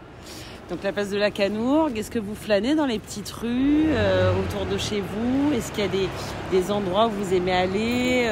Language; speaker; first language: French; native; French